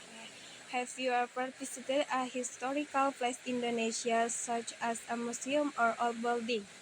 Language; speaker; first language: English; non-native, learner; Indonesian